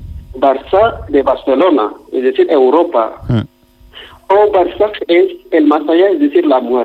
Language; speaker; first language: Spanish; non-native, fluent; Wolof